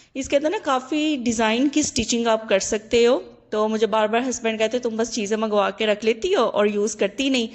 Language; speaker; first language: Urdu; native; Urdu